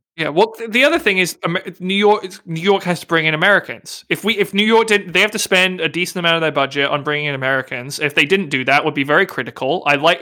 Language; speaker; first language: English; native; English